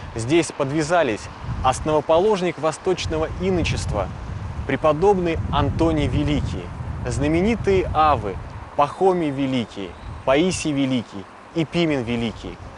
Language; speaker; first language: Russian; native; Russian